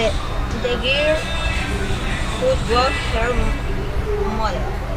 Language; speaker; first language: English; non-native, learner; Spanish